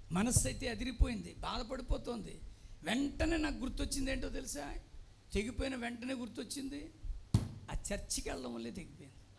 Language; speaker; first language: Telugu; non-native, local second language; Tamil